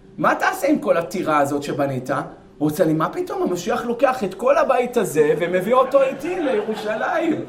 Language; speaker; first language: Hebrew; native; Hebrew